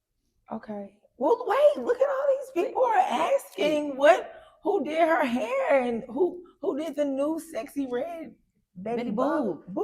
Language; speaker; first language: English; native; English